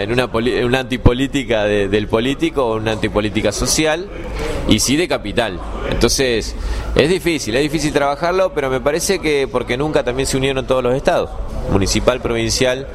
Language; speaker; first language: Spanish; native; Spanish